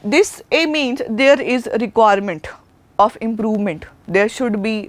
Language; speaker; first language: English; non-native, local second language; Punjabi